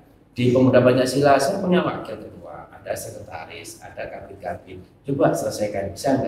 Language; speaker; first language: Indonesian; native; Indonesian